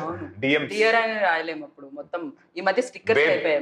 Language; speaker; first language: Telugu; native; Telugu